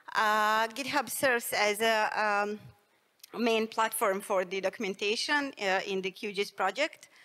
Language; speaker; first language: English; non-native, fluent; Bosnian